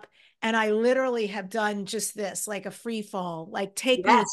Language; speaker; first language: English; native; English